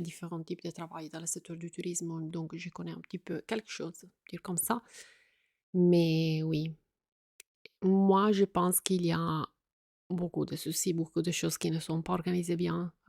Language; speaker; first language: French; non-native, fluent; Italian